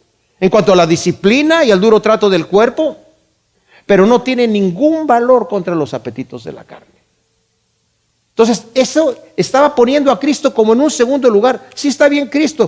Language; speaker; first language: Spanish; native; Spanish